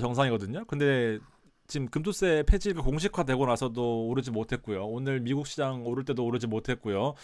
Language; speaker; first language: Korean; native; Korean